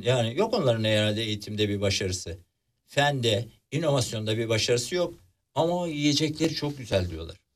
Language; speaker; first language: Turkish; native; Turkish